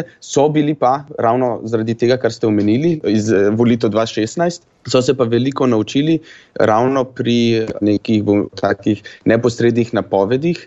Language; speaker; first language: Slovenian; native; Slovenian